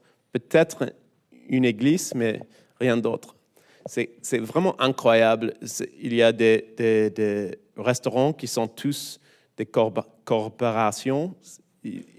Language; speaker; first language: French; non-native, learner; English